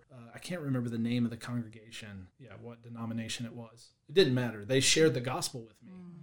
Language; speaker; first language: English; native; English